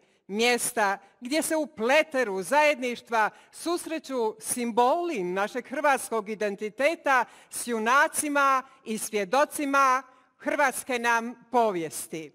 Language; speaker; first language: Bosnian; native; Bosnian